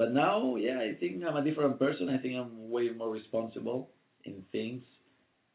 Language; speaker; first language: English; non-native, fluent; Spanish